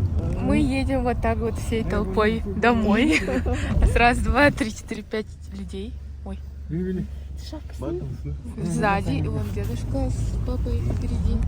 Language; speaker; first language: Russian; native; Russian